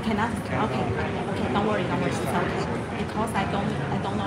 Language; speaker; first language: English; non-native, learner; Thai